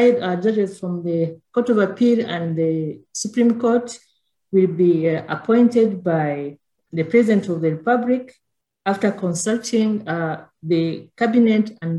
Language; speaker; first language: English; non-native, local second language; Kinyarwanda